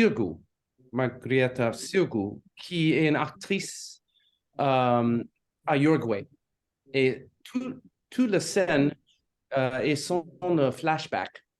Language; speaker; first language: French; non-native, learner; English